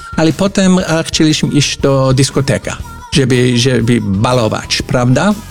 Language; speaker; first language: Polish; non-native, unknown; English